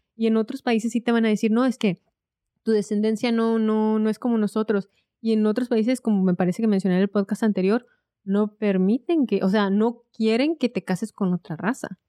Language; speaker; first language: Spanish; native; Spanish